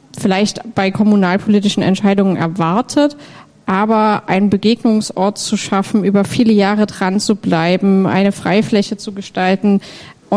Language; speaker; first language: German; native; German